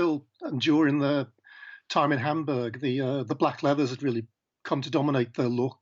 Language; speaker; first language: English; native; English